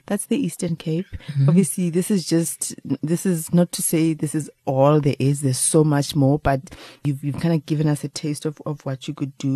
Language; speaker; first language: English; non-native, local second language; Xhosa